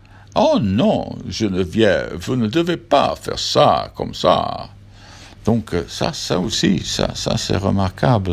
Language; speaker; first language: French; non-native, fluent; English